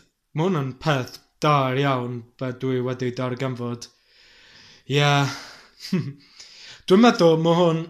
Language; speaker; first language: Welsh; non-native, learner; English